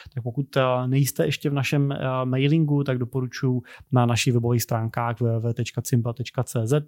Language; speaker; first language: Czech; native; Czech